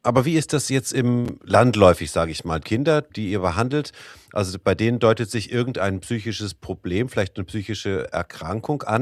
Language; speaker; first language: German; native; German